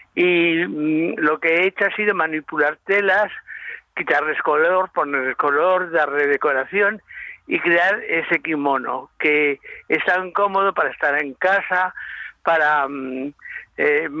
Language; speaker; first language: Spanish; native; Spanish